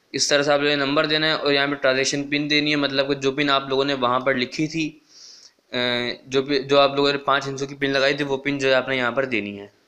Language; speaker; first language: Urdu; non-native, local second language; Punjabi